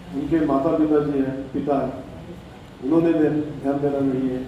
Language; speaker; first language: Hindi; non-native, local second language; Marathi